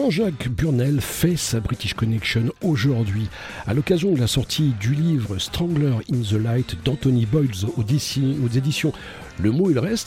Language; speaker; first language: French; native; French